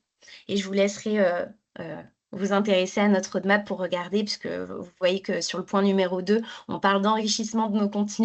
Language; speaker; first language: French; native; French